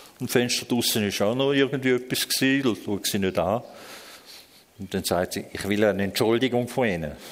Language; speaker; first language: German; early bilingual, other home language; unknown